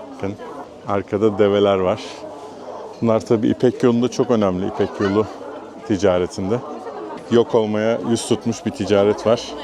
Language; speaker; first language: Turkish; native; Turkish